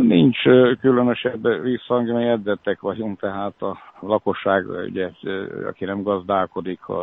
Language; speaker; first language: Hungarian; native; Hungarian